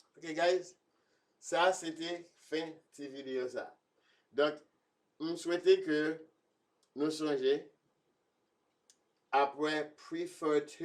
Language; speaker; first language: French; non-native, local second language; Haitian Creole